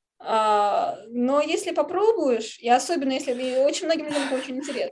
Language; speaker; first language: Russian; native; Russian